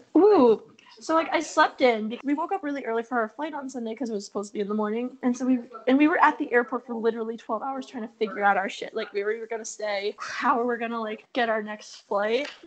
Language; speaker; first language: English; native; English